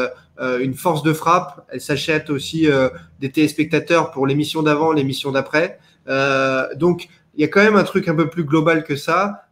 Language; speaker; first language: French; native; French